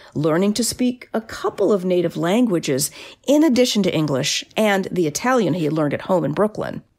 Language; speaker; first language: English; native; English